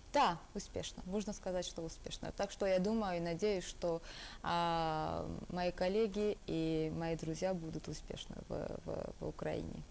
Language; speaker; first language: Russian; non-native, local second language; Georgian